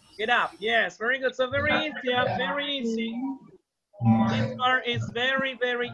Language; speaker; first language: English; non-native, learner; Spanish